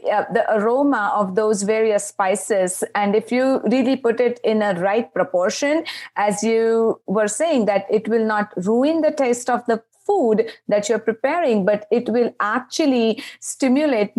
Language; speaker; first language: English; non-native, local second language; Marathi